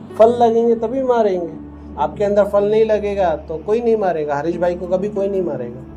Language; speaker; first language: Hindi; native; Hindi